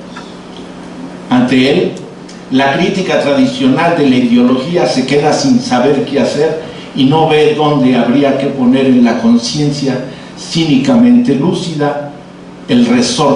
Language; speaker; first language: Spanish; native; Spanish